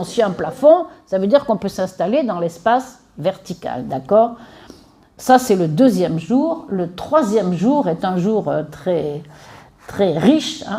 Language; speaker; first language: French; native; French